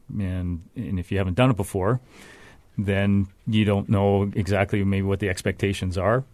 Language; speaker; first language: English; native; English